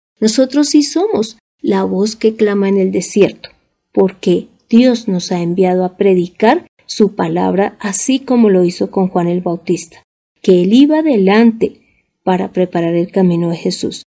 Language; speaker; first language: Spanish; native; Spanish